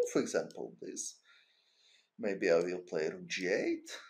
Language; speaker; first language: English; non-native, fluent; Ukrainian